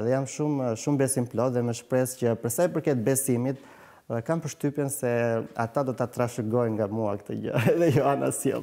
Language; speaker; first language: Albanian; native; Albanian